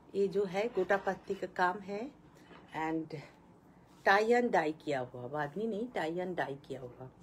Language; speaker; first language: Hindi; non-native, local second language; Bangla